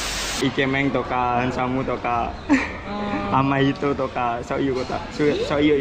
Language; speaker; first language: Japanese; non-native, learner; Indonesian